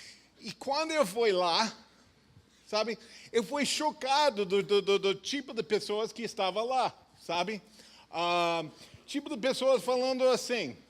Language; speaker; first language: Portuguese; non-native, fluent; English